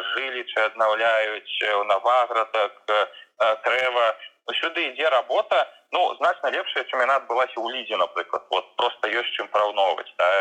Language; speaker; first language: Belarusian; non-native, local second language; Russian